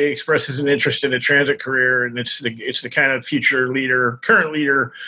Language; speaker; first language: English; native; English